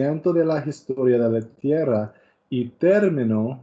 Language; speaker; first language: Spanish; non-native, learner; English